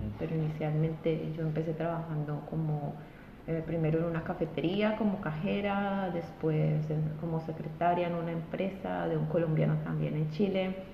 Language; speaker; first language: Spanish; native; Spanish